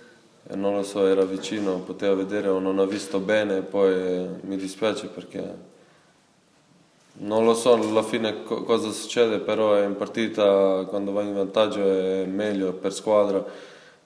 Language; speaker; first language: Italian; non-native, fluent; Serbian